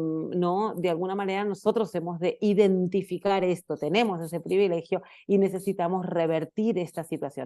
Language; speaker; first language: Spanish; native; Spanish